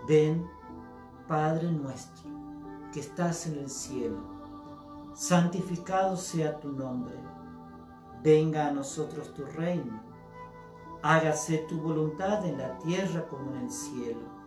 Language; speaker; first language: Spanish; native; Spanish